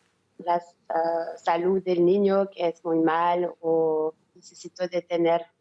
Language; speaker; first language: Spanish; non-native, learner; French